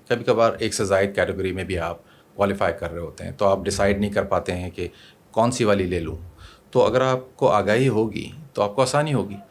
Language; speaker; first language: Urdu; native; Urdu